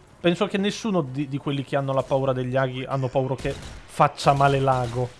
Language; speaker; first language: Italian; native; Italian